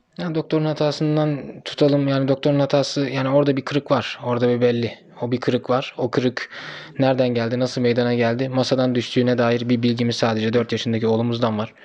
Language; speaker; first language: Turkish; early bilingual, heritage; Turkish